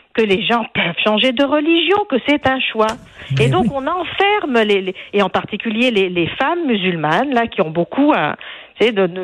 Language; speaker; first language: French; non-native, local second language; Arabic